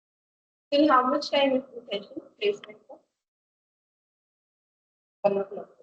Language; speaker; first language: English; non-native, local second language; Marathi